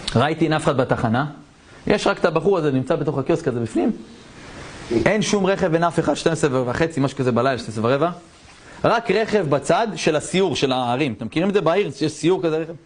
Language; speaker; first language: Hebrew; native; Hebrew